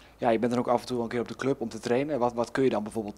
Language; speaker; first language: Dutch; native; Dutch